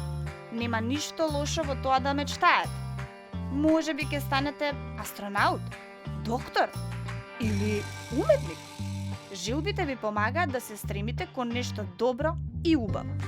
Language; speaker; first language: Macedonian; native; Macedonian